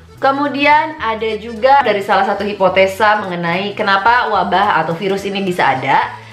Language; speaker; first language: Indonesian; native; Indonesian